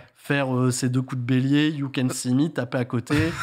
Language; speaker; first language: French; native; French